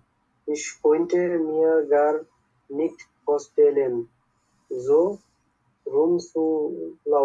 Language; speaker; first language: German; non-native, learner; Bangla